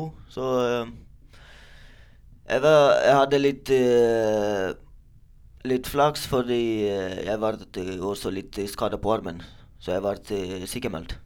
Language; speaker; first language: Norwegian; non-native, learner; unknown